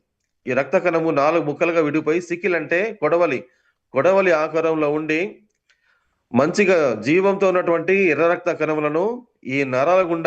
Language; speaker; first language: Telugu; native; Telugu